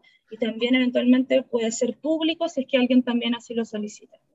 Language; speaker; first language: Spanish; native; Spanish